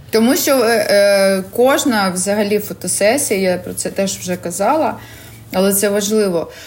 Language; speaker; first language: Ukrainian; non-native, local second language; Russian